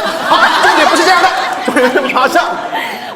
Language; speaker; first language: Chinese; native; Chinese